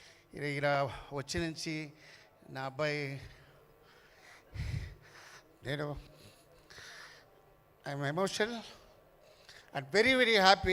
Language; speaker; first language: Telugu; non-native, fluent; Tamil